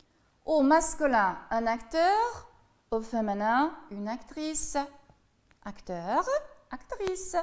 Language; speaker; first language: French; non-native, fluent; Uzbek